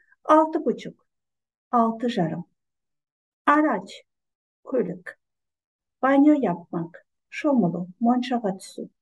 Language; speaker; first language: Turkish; non-native, fluent; Kazakh